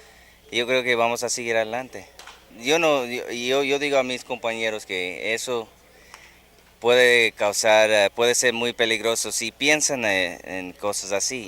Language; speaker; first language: Spanish; non-native, fluent; English